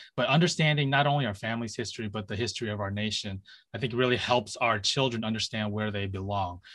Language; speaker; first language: English; native; English